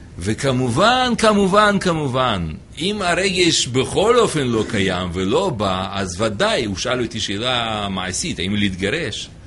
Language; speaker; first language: Hebrew; non-native, fluent; English